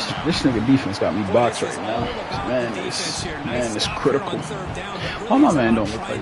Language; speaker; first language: English; native; English